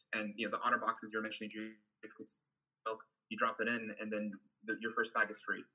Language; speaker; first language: English; non-native, fluent; Portuguese